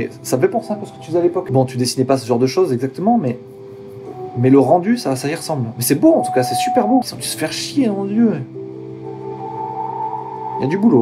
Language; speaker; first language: French; native; French